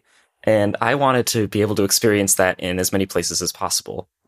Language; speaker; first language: English; native; English